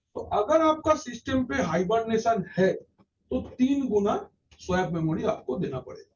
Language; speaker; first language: Hindi; non-native, local second language; Bangla